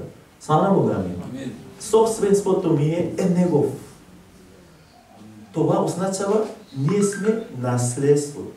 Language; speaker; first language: Bulgarian; non-native, learner; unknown